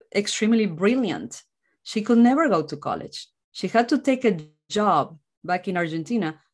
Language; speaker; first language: English; non-native, fluent; Spanish